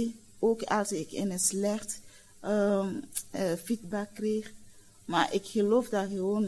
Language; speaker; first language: Dutch; non-native, learner; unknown